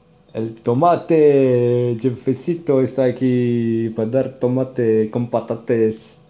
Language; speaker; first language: Spanish; non-native, learner; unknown